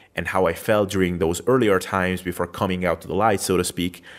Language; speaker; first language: English; non-native, fluent; Hungarian